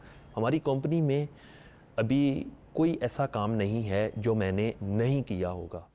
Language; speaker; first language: Hindi; non-native, local second language; Punjabi